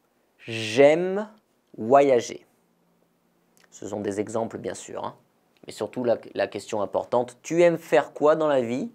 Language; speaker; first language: French; native; French